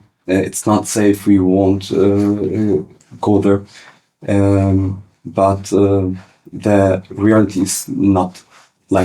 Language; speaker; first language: English; early bilingual, other home language; Kurdish